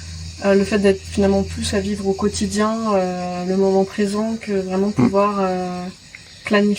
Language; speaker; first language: French; native; French